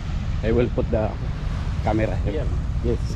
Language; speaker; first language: English; non-native, learner; Filipino